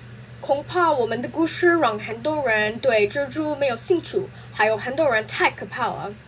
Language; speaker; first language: Chinese; non-native, learner; English